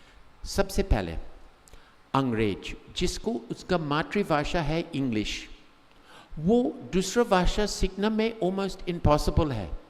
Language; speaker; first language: Hindi; non-native, fluent; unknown